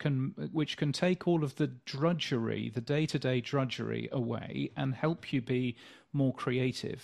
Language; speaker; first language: English; native; English